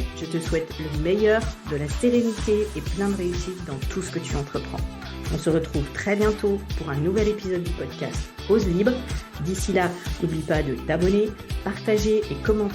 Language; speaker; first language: French; native; French